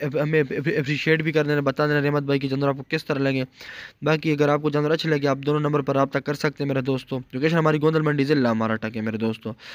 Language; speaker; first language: Urdu; non-native, local second language; Punjabi